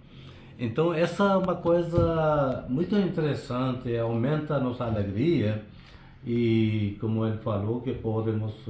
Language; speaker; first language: Portuguese; non-native, fluent; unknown